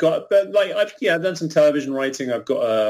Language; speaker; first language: English; native; English